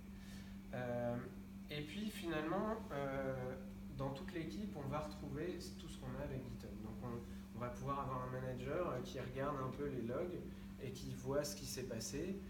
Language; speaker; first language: French; native; French